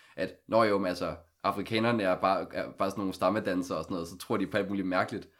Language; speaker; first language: Danish; native; Danish